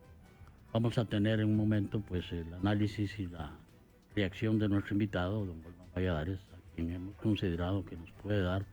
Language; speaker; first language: Spanish; native; Spanish